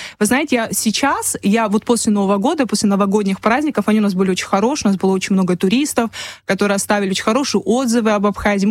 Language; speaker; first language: Russian; non-native, local second language; Abkhazian